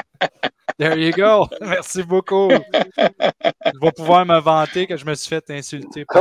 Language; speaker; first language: French; native; French